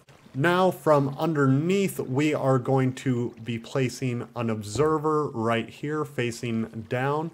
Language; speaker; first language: English; native; English